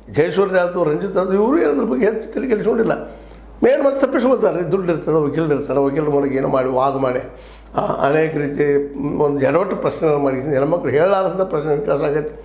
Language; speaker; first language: Kannada; native; Kannada